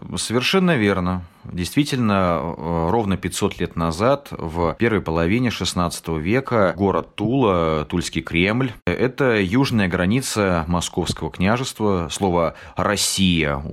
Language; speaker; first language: Russian; native; Russian